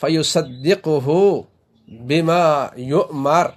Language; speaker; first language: Arabic; non-native, fluent; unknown